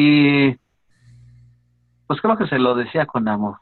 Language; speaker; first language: Spanish; native; Spanish